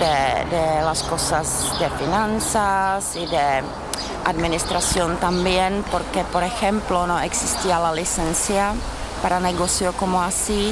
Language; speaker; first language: Spanish; non-native, fluent; Czech